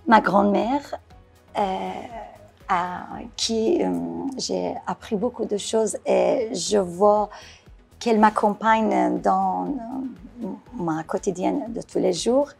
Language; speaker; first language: French; non-native, fluent; Persian